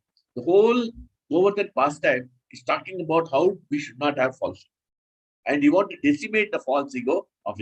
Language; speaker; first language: English; non-native, local second language; Hindi